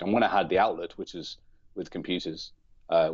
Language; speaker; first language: English; native; English